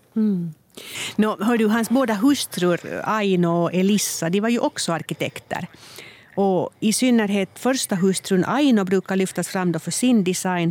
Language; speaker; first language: Swedish; native; Swedish